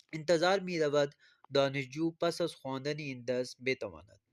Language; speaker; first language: Persian; non-native, fluent; Urdu